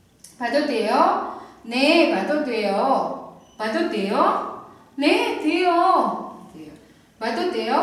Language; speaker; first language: Korean; non-native, fluent; Indonesian